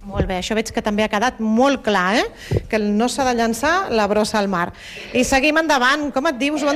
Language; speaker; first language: Catalan; native; Catalan